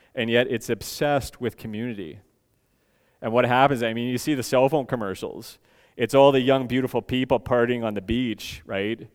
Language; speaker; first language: English; native; English